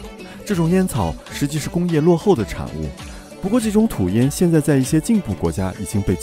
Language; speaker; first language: Chinese; native; Chinese